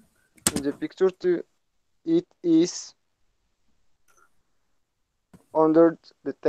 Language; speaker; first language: English; non-native, learner; Spanish